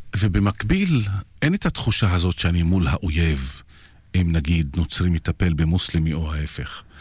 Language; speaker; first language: Hebrew; non-native, local second language; Arabic